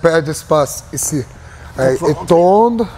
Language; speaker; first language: French; non-native, learner; Portuguese